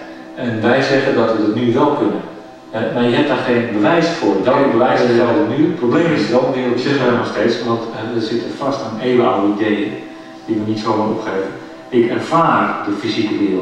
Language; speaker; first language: Dutch; native; Dutch